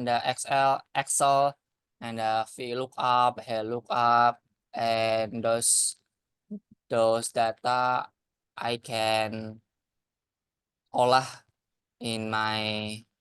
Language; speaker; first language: English; non-native, learner; Indonesian